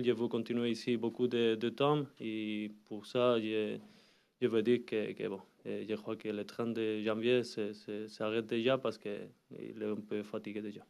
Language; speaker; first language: French; non-native, learner; Spanish